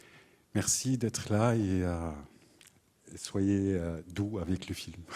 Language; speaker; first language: French; non-native, fluent; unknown